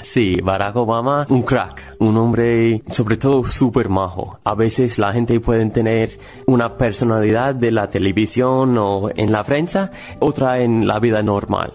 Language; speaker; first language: Spanish; non-native, fluent; English